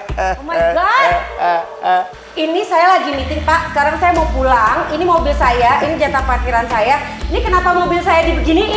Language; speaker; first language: Indonesian; native; Indonesian